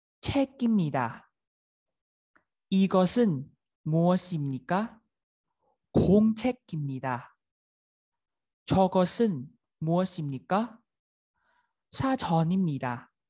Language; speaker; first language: Korean; non-native, fluent; Vietnamese